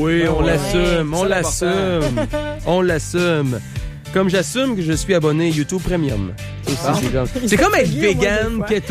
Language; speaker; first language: French; native; French